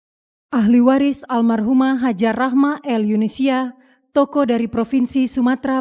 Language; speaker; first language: Indonesian; native; Indonesian